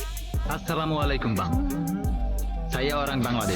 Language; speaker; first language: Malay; non-native, learner; Bangla